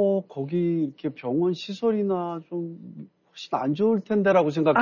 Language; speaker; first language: Korean; native; Korean